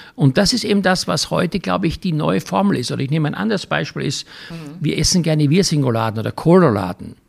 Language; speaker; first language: German; native; German